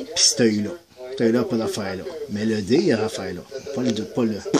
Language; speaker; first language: French; native; French